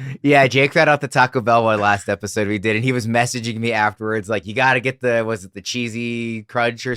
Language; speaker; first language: English; native; English